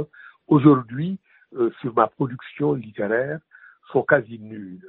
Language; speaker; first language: French; non-native, local second language; Wolof